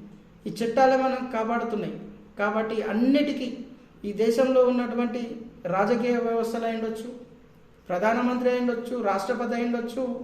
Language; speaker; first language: Telugu; native; Telugu